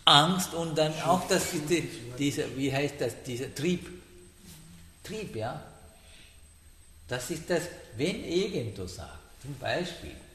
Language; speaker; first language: German; non-native, learner; Sinhala